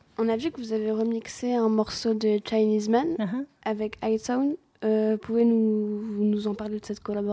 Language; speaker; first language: French; native; French